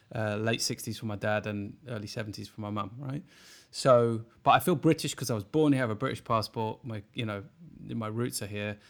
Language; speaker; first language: English; native; English